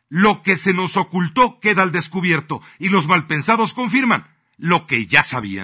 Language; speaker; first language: Spanish; native; Spanish